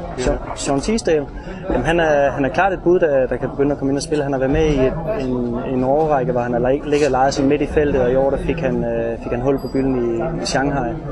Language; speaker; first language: Danish; native; Danish